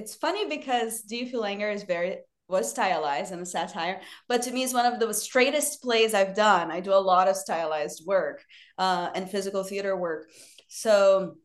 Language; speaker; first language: English; non-native, fluent; Portuguese